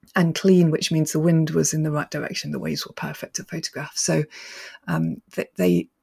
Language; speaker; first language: English; native; English